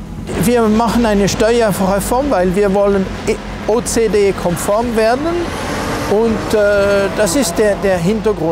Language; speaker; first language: German; non-native, local second language; French